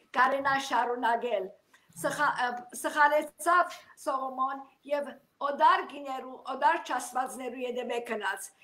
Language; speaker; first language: Armenian; early bilingual, heritage; Armenian